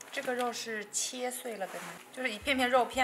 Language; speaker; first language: Chinese; native; Chinese